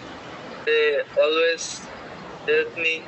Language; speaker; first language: English; non-native, learner; Bangla